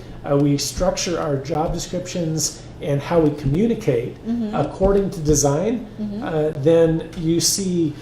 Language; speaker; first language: English; native; English